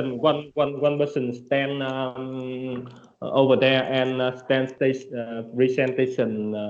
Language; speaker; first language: English; non-native, learner; Vietnamese